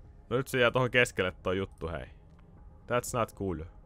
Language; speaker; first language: Finnish; native; Finnish